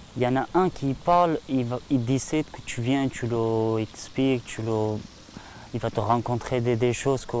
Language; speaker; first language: French; non-native, learner; Persian